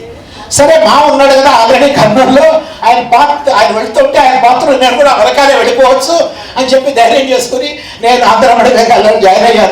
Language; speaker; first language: Telugu; native; Telugu